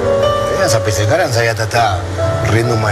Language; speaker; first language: Indonesian; non-native, fluent; Spanish